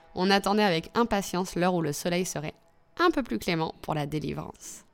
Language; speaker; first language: French; native; French